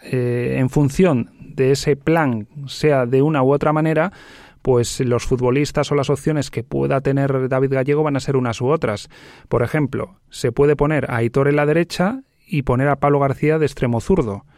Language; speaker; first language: Spanish; native; Spanish